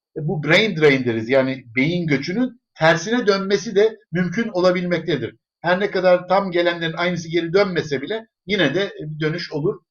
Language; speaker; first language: Turkish; early bilingual, other home language; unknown